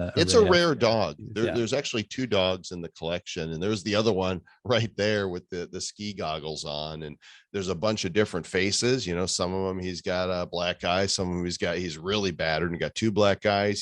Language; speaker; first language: English; native; English